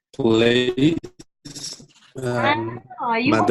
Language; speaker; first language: English; non-native, learner; Spanish